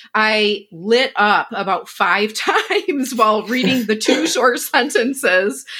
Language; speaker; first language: English; native; English